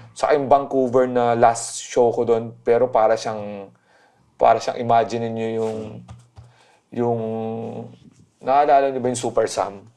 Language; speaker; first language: Filipino; native; Filipino